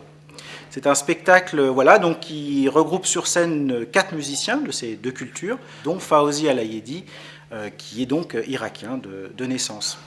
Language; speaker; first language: French; native; French